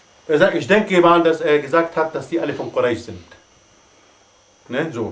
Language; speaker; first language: German; non-native, fluent; Arabic